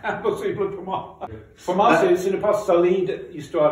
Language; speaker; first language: French; non-native, fluent; English